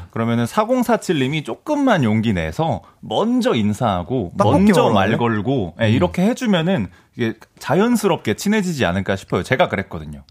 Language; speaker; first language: Korean; native; Korean